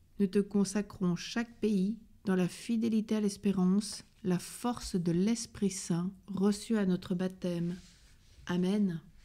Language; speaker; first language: French; native; French